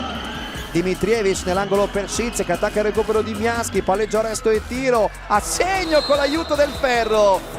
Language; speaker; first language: Italian; native; Italian